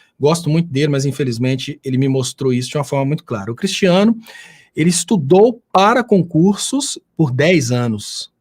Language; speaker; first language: Portuguese; native; Portuguese